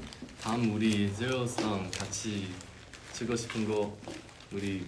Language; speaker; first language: Korean; non-native, fluent; Chinese